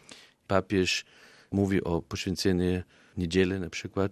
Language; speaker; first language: Polish; non-native, fluent; German